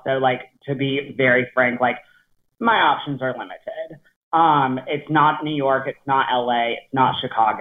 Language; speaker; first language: English; native; English